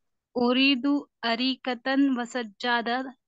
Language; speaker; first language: Arabic; non-native, learner; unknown